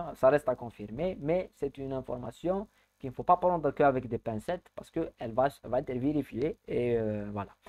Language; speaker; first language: French; native; French